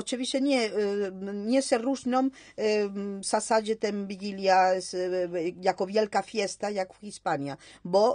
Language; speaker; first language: Polish; non-native, learner; Spanish